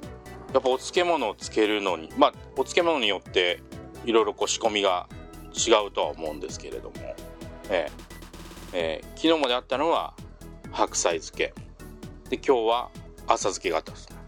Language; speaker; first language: Japanese; native; Japanese